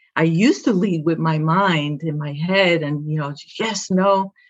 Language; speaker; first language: English; early bilingual, other home language; Spanish